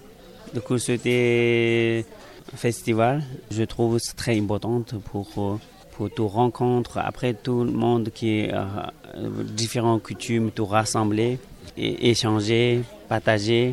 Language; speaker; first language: French; non-native, learner; Tibetan